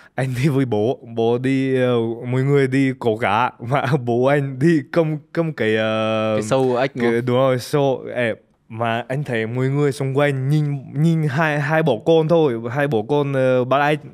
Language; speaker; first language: Vietnamese; early bilingual, heritage; Russian